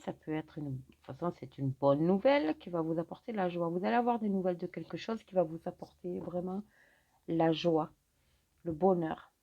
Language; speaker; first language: French; native; French